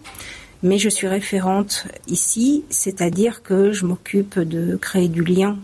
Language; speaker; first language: French; native; French